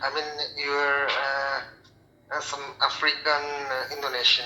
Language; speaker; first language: English; non-native, local second language; Bangla